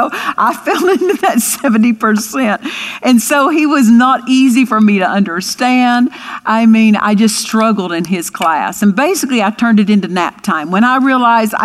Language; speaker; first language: English; native; English